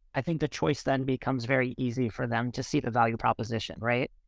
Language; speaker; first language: English; native; English